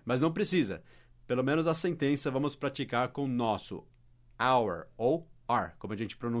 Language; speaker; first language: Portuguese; non-native, fluent; English